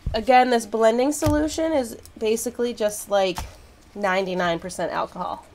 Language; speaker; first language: English; native; English